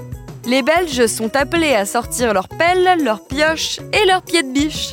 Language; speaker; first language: French; native; French